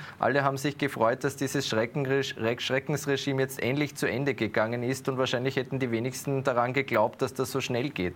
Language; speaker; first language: German; native; German